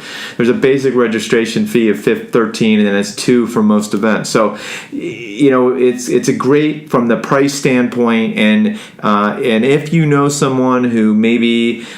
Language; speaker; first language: English; native; English